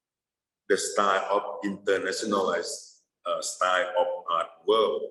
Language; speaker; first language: English; non-native, fluent; Thai